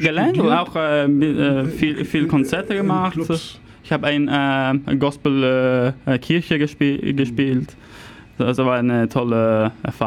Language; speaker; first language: German; non-native, fluent; Italian